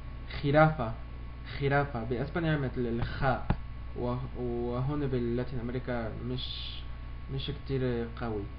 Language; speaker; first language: Arabic; early bilingual, heritage; Arabic